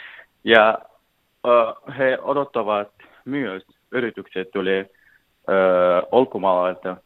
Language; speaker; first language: Finnish; non-native, learner; Arabic